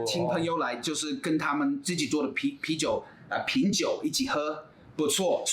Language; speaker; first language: Chinese; non-native, fluent; English